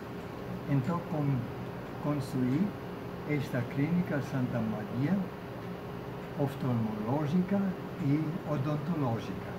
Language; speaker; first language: Portuguese; non-native, fluent; German